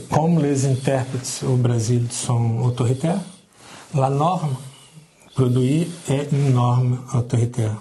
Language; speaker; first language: French; non-native, learner; Portuguese